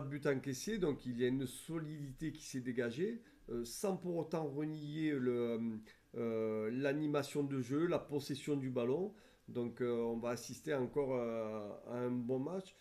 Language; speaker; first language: French; native; French